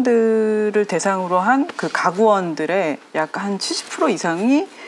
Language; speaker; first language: Korean; native; Korean